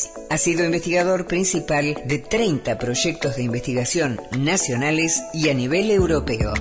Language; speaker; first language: Spanish; native; Spanish